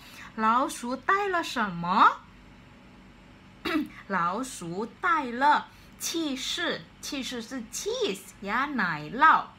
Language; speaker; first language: Chinese; non-native, fluent; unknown